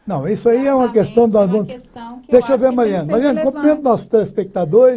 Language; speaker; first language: Portuguese; native; Portuguese